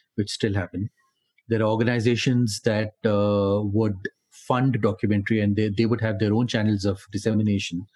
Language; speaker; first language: English; non-native, local second language; Hindi